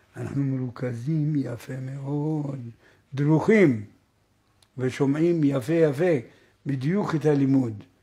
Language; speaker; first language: Hebrew; native; Hebrew